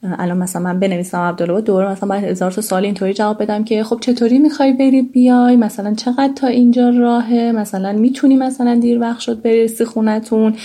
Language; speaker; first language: Persian; native; Persian